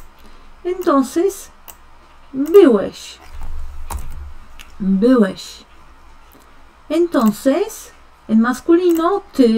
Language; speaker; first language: Spanish; non-native, fluent; Polish